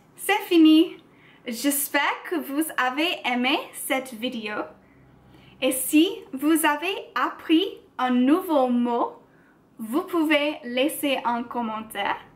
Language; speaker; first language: French; non-native, learner; English